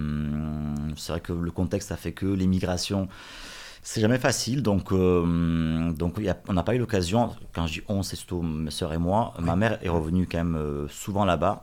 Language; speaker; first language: French; early bilingual, other home language; Russian